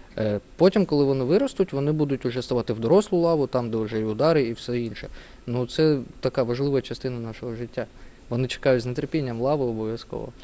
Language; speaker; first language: Ukrainian; non-native, local second language; Russian